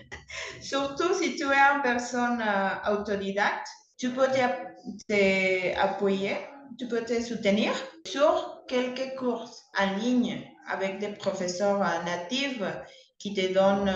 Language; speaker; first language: French; non-native, learner; Spanish